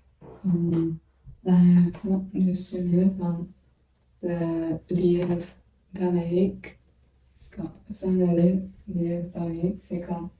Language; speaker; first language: French; non-native, learner; Chinese